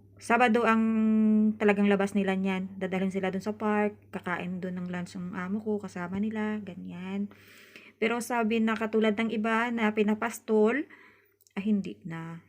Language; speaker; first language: Filipino; native; Filipino